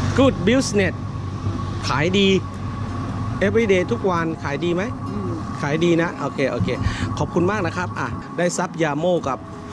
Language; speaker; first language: Thai; native; Thai